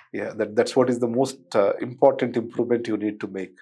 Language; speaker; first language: English; non-native, local second language; Telugu